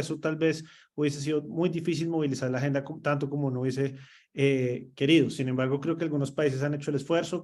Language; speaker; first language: Spanish; native; Spanish